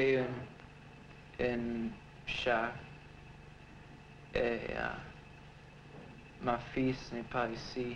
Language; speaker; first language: French; non-native, learner; English